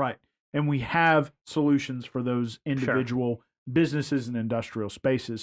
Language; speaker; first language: English; native; English